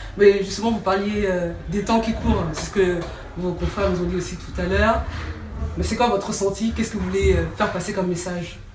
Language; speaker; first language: French; native; French